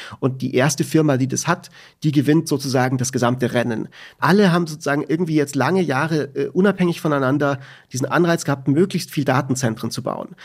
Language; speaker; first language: German; native; German